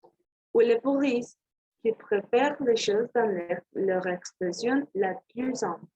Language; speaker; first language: French; non-native, learner; Spanish